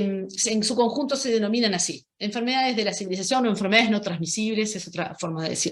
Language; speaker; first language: Spanish; native; Spanish